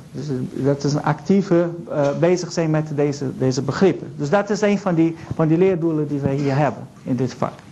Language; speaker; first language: Dutch; non-native, fluent; Portuguese